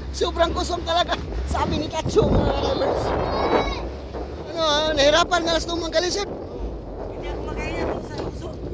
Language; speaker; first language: Filipino; non-native, local second language; Cebuano